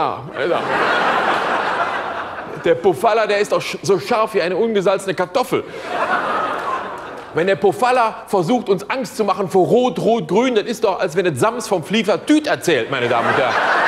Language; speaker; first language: German; native; German